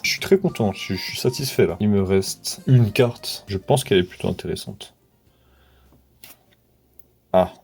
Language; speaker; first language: French; native; French